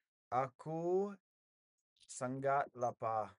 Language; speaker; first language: Indonesian; non-native, learner; English